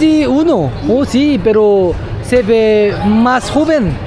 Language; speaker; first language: Spanish; non-native, learner; Korean